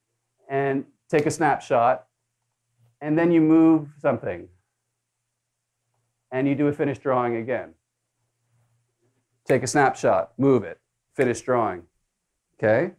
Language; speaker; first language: English; native; English